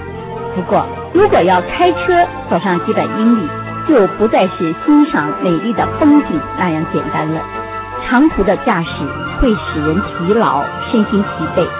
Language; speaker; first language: Chinese; native; Chinese